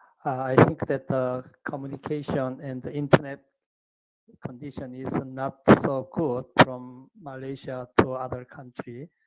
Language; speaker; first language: English; non-native, fluent; Korean